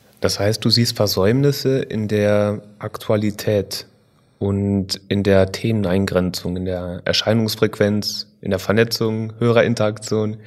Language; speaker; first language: German; native; German